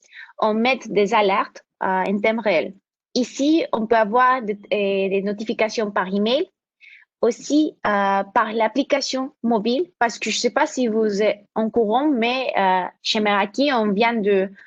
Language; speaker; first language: French; non-native, fluent; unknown